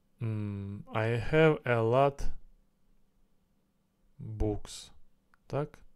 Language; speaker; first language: English; non-native, learner; Russian